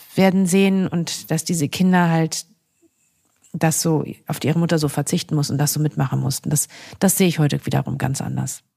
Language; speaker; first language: German; native; German